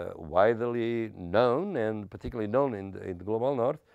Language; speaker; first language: English; non-native, fluent; Portuguese